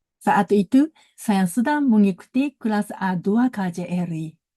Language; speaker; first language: Indonesian; non-native, learner; Japanese